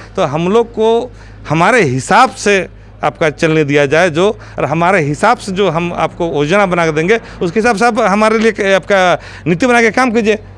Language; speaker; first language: Hindi; non-native, local second language; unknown